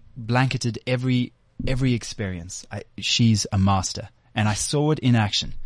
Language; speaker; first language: English; native; English